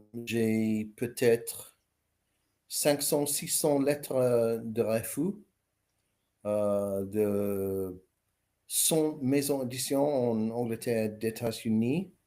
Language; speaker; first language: French; non-native, learner; English